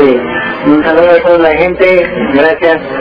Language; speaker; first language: Spanish; early bilingual, heritage; Spanish